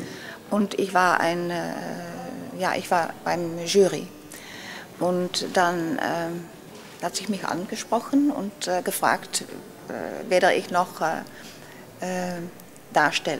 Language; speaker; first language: German; non-native, learner; Dutch